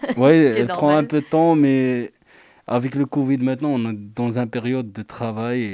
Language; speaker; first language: French; non-native, learner; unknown